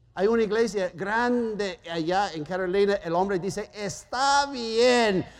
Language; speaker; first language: Spanish; non-native, fluent; German